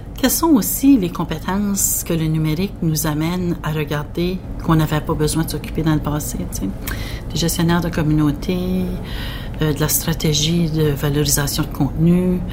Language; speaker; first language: French; native; French